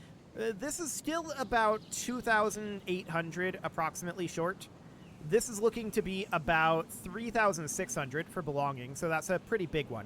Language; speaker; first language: English; native; English